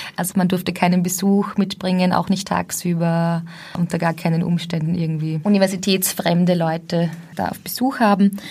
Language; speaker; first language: German; native; German